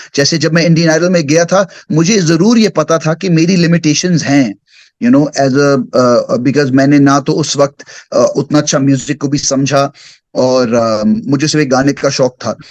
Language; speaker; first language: Hindi; early bilingual, heritage; Hindi